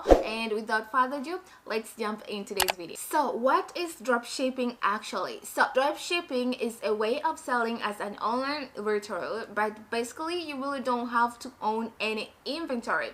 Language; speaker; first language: English; non-native, fluent; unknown